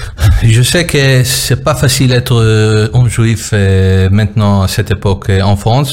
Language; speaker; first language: French; non-native, learner; Hebrew